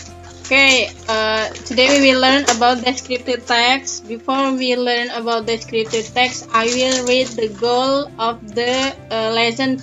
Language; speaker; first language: English; non-native, learner; Indonesian